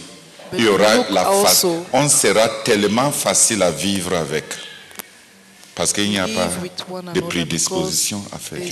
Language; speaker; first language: French; non-native, local second language; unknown